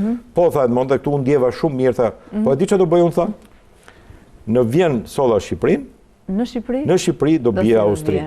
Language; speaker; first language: Albanian; native; Albanian